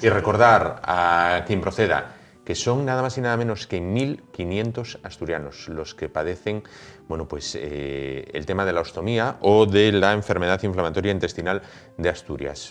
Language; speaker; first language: Spanish; native; Spanish